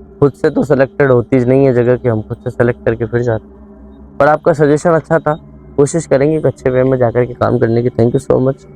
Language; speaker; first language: Hindi; native; Hindi